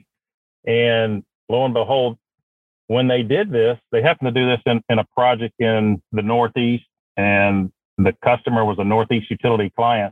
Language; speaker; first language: English; native; English